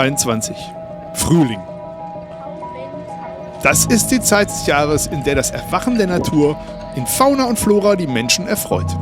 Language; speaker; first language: German; native; German